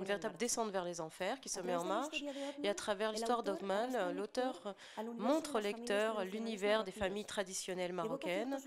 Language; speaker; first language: French; non-native, fluent; Spanish